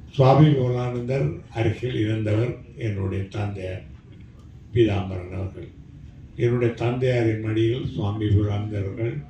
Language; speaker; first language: Tamil; native; Tamil